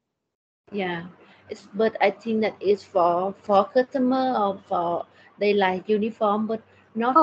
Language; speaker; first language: English; non-native, learner; Thai